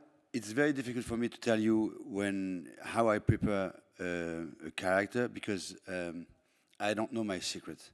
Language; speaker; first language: English; non-native, fluent; French